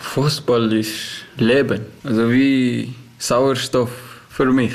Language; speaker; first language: German; non-native, learner; Persian